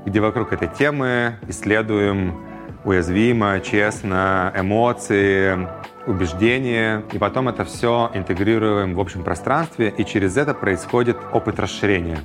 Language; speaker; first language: Russian; native; Russian